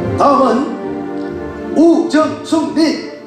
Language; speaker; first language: Korean; native; Korean